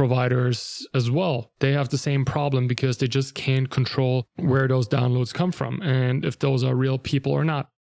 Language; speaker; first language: English; non-native, fluent; German